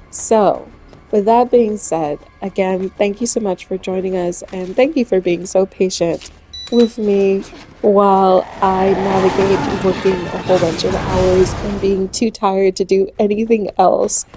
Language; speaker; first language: English; native; English